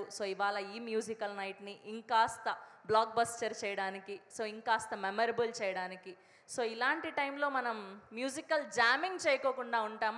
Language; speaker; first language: Telugu; native; Telugu